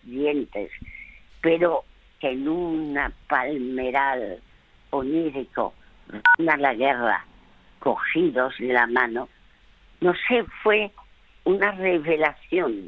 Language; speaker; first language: Spanish; early bilingual, other home language; French